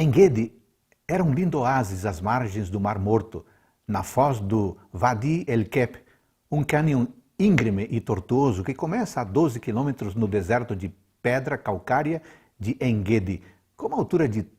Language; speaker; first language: Portuguese; native; Portuguese